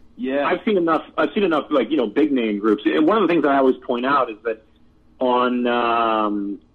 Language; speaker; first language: English; native; English